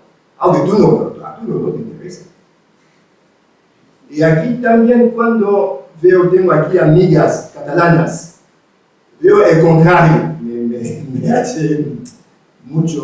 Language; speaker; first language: Spanish; non-native, fluent; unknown